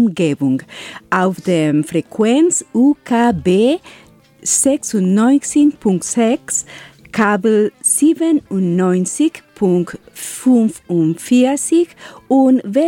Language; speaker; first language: German; non-native, learner; Spanish